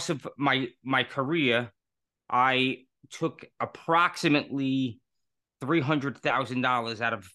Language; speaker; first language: English; native; English